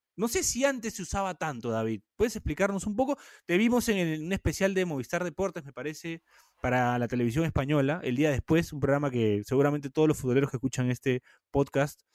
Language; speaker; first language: Spanish; native; Spanish